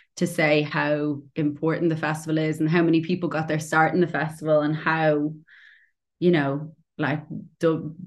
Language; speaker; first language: English; native; English